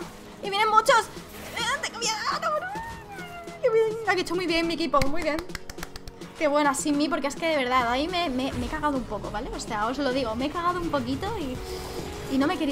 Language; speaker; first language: Spanish; native; Spanish